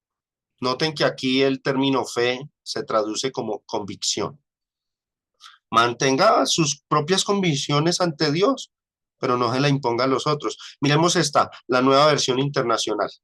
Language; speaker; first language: Spanish; native; Spanish